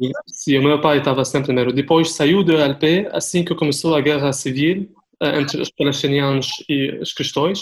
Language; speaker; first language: Portuguese; non-native, fluent; Arabic